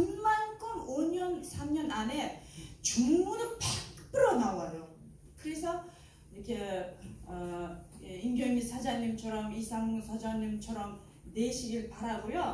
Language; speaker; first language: Korean; non-native, learner; Uzbek